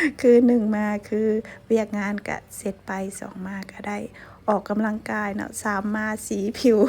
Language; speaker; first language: Thai; non-native, local second language; Lao